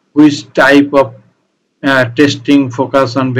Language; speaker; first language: English; non-native, local second language; Bangla